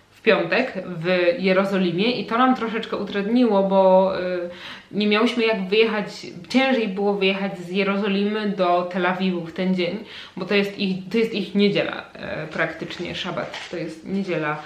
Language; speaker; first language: Polish; native; Polish